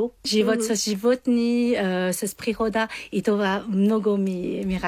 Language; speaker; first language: Bulgarian; non-native, learner; French